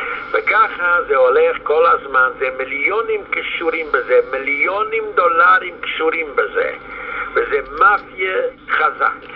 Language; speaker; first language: Hebrew; non-native, fluent; Yiddish